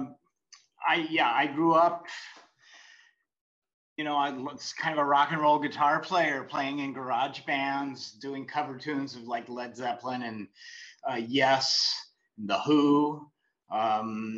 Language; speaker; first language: English; native; English